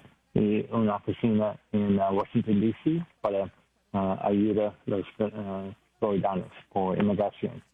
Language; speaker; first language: Spanish; non-native, learner; English